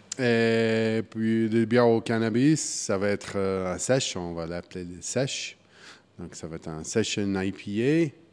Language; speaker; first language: French; non-native, fluent; English